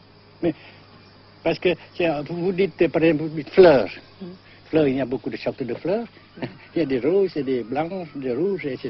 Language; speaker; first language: French; non-native, fluent; Vietnamese